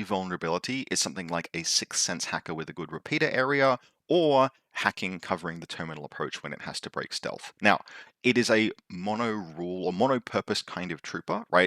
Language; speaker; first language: English; native; English